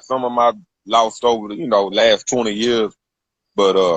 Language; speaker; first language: English; native; English